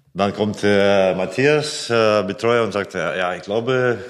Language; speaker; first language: German; non-native, fluent; Latvian